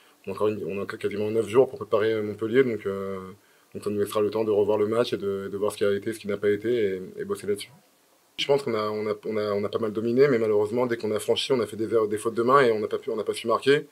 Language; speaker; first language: French; native; French